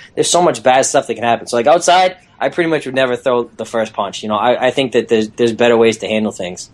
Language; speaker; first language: English; native; English